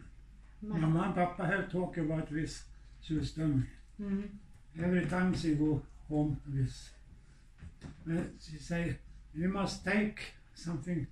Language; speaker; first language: English; non-native, learner; Swedish